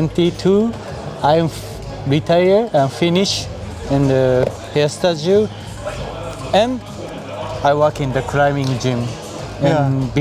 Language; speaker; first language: English; non-native, learner; Japanese